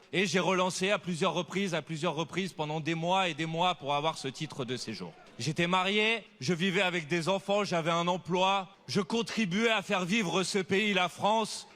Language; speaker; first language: French; native; French